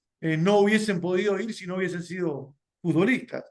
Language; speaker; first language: Spanish; native; Spanish